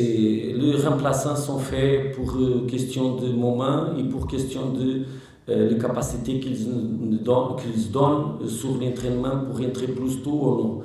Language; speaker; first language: French; non-native, learner; Portuguese